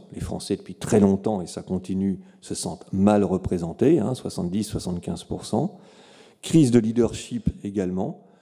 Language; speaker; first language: French; native; French